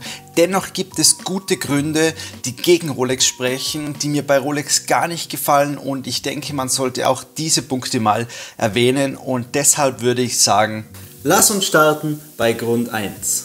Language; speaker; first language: German; native; German